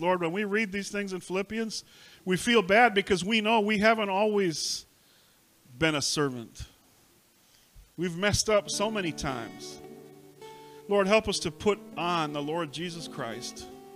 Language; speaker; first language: English; native; English